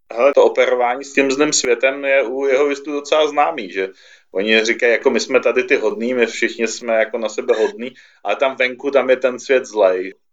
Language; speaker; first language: Czech; native; Czech